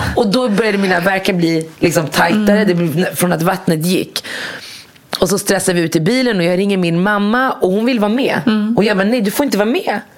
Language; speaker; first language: Swedish; early bilingual, other home language; Arabic